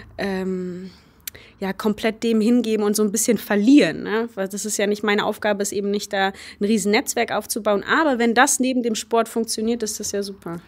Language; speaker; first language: German; early bilingual, other home language; Polish